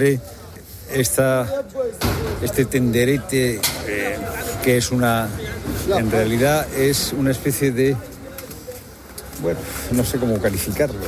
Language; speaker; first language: Spanish; native; Spanish